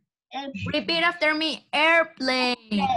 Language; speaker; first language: English; non-native, fluent; Spanish